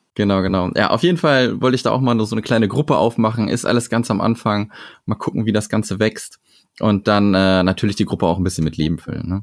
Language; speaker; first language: German; native; German